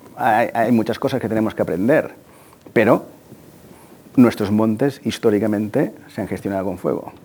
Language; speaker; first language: Spanish; native; Spanish